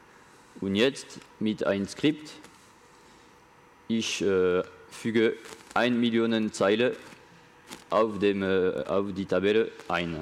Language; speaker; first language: German; non-native, learner; French